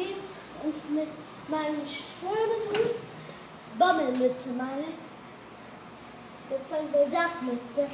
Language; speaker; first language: German; non-native, learner; French